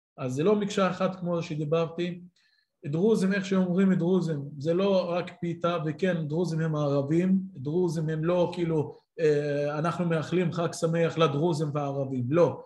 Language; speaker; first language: Hebrew; non-native, local second language; Arabic